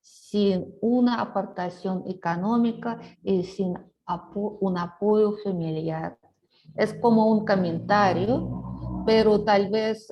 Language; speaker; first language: Spanish; non-native, fluent; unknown